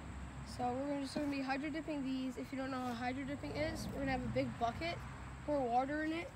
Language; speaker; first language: English; native; English